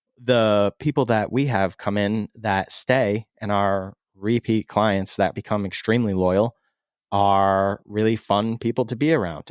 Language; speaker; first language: English; native; English